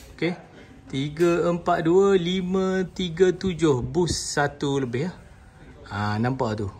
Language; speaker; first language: Malay; native; Malay